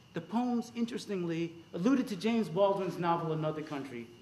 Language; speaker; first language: English; native; English